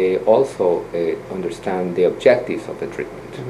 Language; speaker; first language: English; non-native, fluent; Spanish